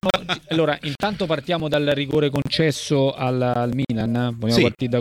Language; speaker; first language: Italian; native; Italian